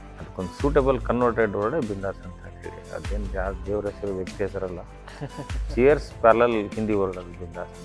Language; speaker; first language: Kannada; native; Kannada